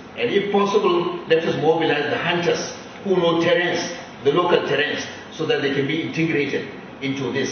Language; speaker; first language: English; non-native, local second language; Hausa